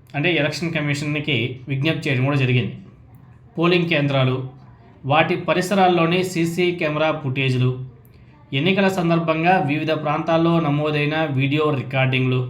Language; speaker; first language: Telugu; native; Telugu